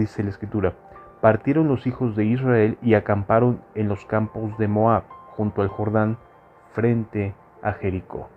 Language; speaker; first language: Spanish; native; Spanish